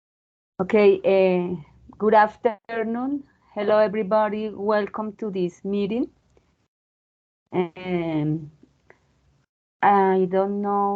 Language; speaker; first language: English; non-native, learner; Spanish